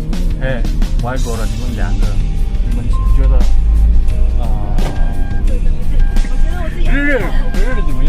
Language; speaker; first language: Chinese; non-native, learner; Indonesian